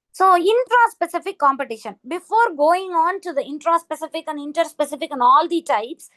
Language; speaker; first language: English; non-native, local second language; Tamil